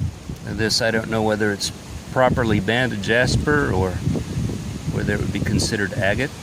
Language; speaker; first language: English; native; English